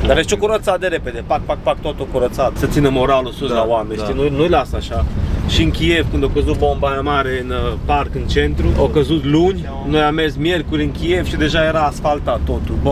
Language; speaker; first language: Romanian; native; Romanian